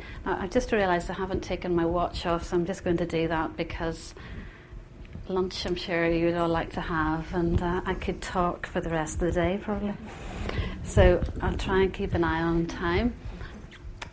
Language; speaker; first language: English; native; English